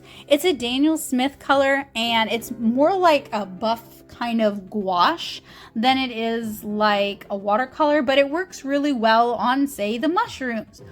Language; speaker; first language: English; native; English